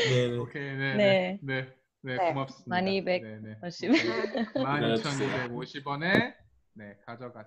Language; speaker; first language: Korean; non-native, fluent; Spanish